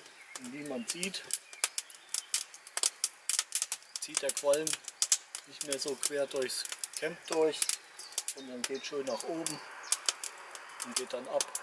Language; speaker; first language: German; native; German